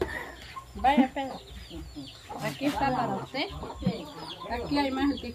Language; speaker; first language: Spanish; native; Spanish